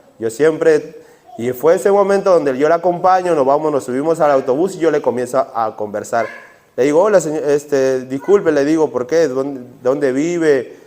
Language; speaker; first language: Spanish; native; Spanish